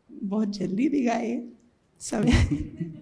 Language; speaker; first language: Hindi; non-native, learner; English